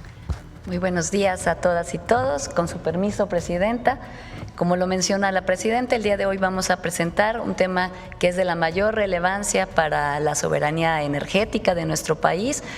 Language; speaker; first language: Spanish; native; Spanish